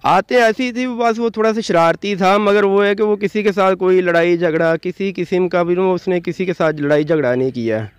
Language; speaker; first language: Urdu; native; Urdu